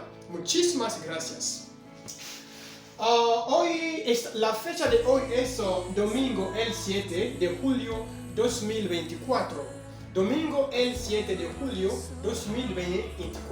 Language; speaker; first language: Spanish; non-native, fluent; French